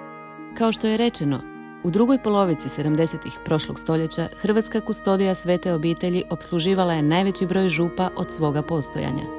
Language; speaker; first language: Croatian; native; Croatian